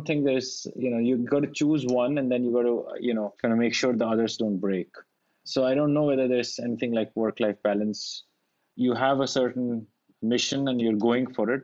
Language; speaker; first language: English; non-native, local second language; Hindi